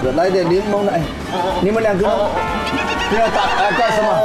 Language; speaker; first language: Chinese; native; Chinese